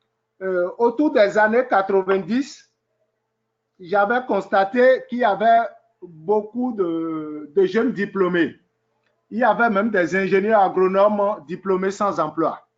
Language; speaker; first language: French; native; French